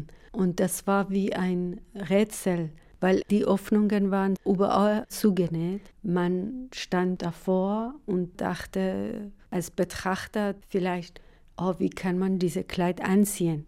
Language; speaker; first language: German; non-native, fluent; Persian